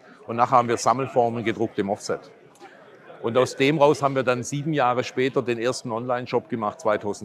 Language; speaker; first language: German; native; German